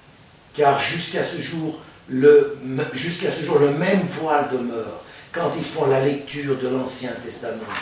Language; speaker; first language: French; native; French